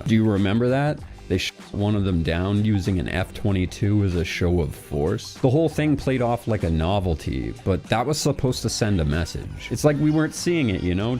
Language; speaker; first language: English; native; English